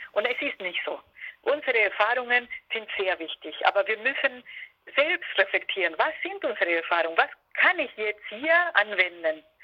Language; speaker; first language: German; non-native, fluent; Spanish